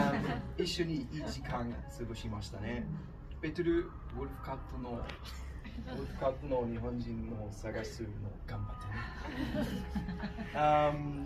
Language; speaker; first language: Japanese; non-native, learner; German